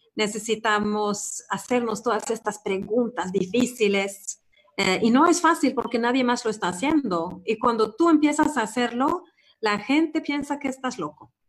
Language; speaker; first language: Spanish; non-native, fluent; Swedish